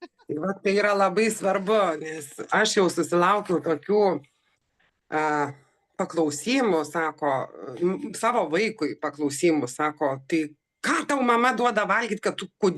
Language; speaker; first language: Lithuanian; native; Lithuanian